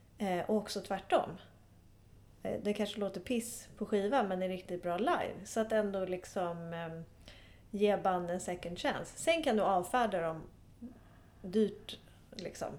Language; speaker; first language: Swedish; native; Swedish